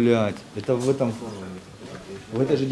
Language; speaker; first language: Russian; native; Russian